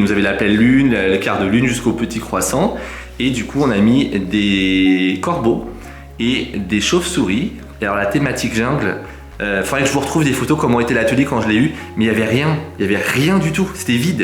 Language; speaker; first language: French; native; French